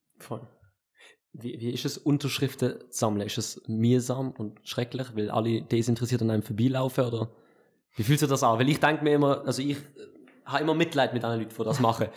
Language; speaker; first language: German; native; German